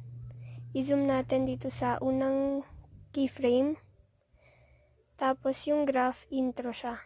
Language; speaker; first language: Filipino; native; Filipino